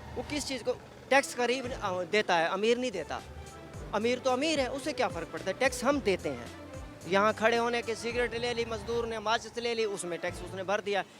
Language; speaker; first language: Urdu; non-native, local second language; Saraiki